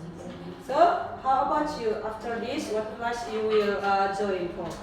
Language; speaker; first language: English; non-native, learner; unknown